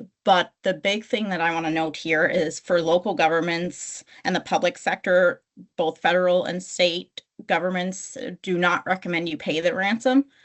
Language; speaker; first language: English; native; English